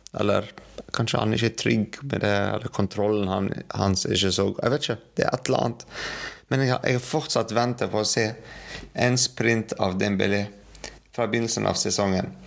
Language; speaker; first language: Norwegian; non-native, fluent; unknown